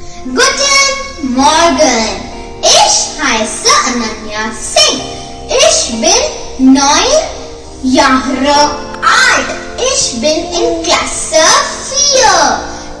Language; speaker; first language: German; non-native, learner; Hindi